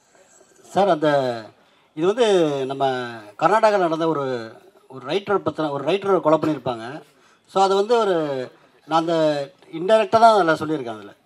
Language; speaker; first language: Tamil; native; Tamil